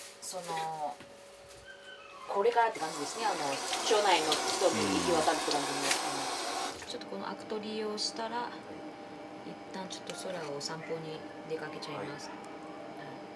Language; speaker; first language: Japanese; native; Japanese